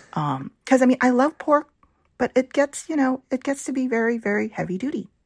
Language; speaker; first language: English; early bilingual, other home language; Vietnamese